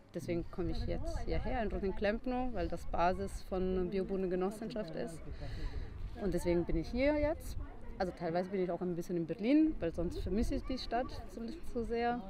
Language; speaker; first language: German; non-native, fluent; Italian